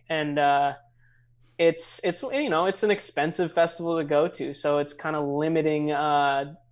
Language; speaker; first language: English; native; English